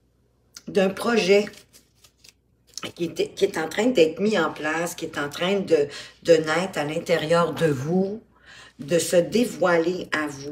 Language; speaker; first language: French; native; French